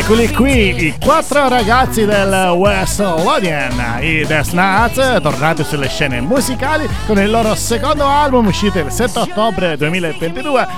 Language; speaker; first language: Italian; native; Italian